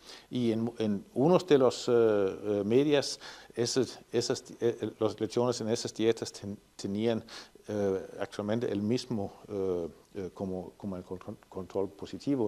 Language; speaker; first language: Spanish; non-native, fluent; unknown